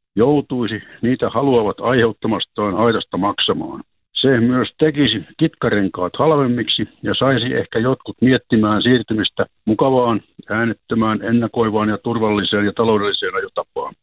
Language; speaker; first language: Finnish; native; Finnish